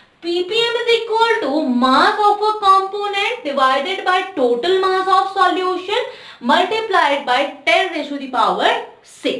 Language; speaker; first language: English; non-native, local second language; Hindi